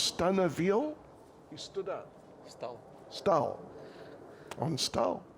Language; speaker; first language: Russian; non-native, learner; English